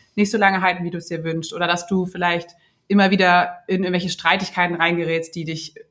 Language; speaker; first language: German; native; German